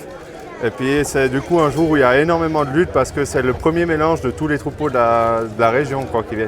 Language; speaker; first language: French; native; French